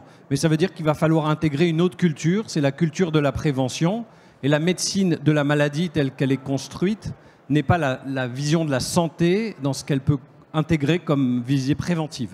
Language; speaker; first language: French; native; French